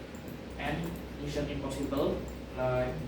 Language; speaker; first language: English; non-native, learner; Indonesian